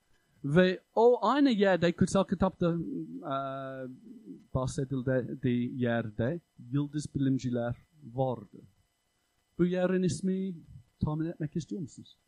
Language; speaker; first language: Turkish; non-native, fluent; English